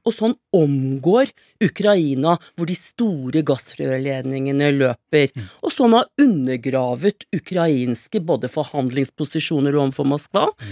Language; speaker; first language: Norwegian; native; Norwegian